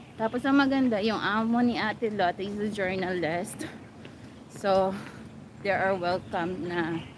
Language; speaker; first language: Filipino; native; Filipino